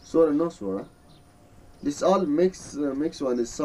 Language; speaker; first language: English; non-native, learner; Newari